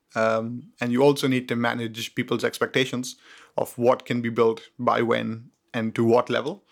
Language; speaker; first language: English; non-native, local second language; Hindi